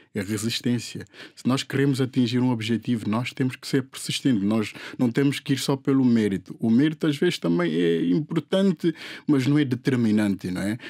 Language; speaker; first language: Portuguese; non-native, local second language; Upper Guinea Crioulo